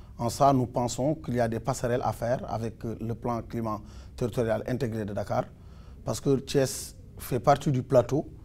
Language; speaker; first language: French; non-native, local second language; Wolof